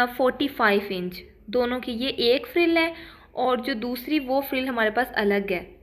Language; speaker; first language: Urdu; native; Urdu